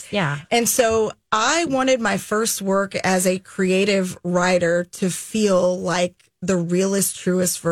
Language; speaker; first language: English; native; English